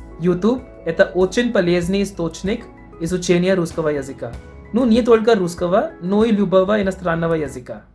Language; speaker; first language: Russian; non-native, fluent; Hindi